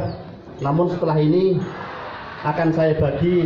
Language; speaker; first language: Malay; non-native, local second language; Javanese